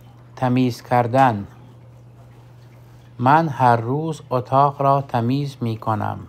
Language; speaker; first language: Persian; non-native, fluent; Urdu